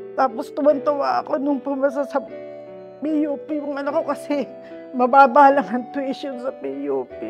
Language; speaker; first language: Filipino; native; Filipino